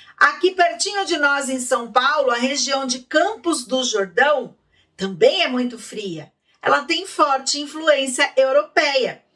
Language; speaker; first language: Portuguese; native; Portuguese